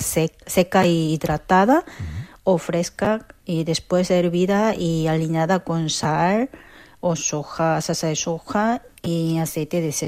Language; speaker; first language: Spanish; non-native, fluent; Korean